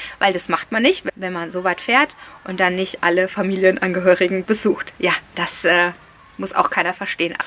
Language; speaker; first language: German; early bilingual, other home language; Italian